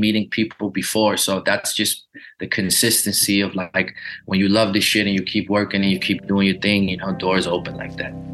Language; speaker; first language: English; early bilingual, other home language; Dutch